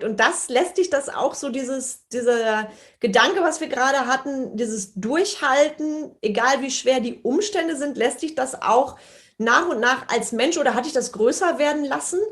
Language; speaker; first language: German; native; German